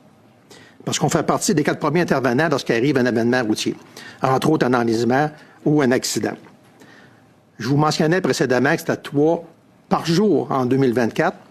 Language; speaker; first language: French; native; French